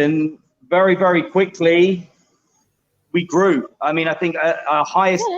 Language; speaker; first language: English; native; English